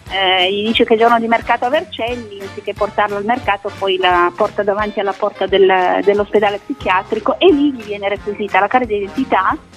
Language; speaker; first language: Italian; native; Italian